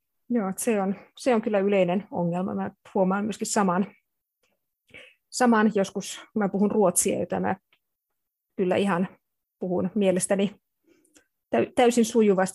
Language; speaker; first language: Finnish; native; Finnish